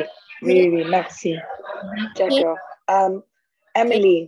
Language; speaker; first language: French; non-native, learner; Spanish